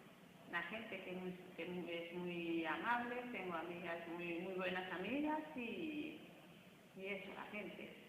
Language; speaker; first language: Spanish; non-native, fluent; Wolof